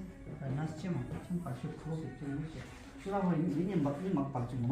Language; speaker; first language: Russian; non-native, learner; Chinese